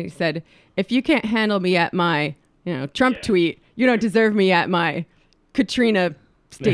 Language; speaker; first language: English; native; English